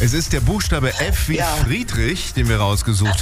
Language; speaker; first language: German; native; German